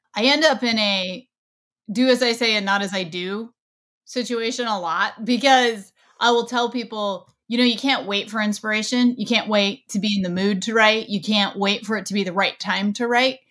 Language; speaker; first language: English; native; English